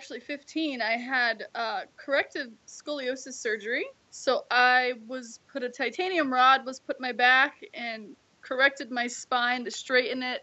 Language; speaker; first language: English; native; English